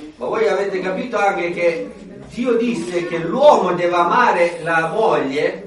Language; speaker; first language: Italian; native; Italian